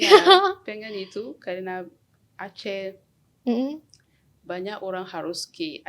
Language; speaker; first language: Indonesian; non-native, learner; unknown